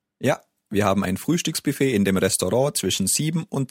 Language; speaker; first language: German; native; German